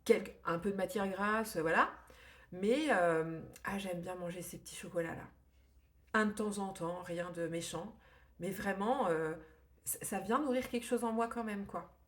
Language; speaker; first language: French; native; French